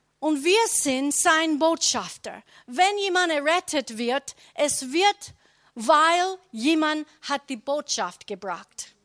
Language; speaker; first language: German; non-native, learner; English